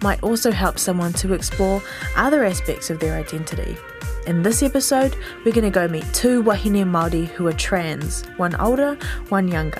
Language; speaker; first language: English; native; English